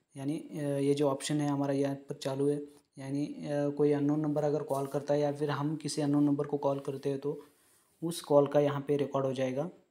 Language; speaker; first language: Hindi; non-native, local second language; Marathi